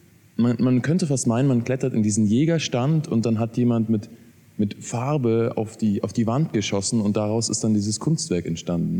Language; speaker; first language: German; native; German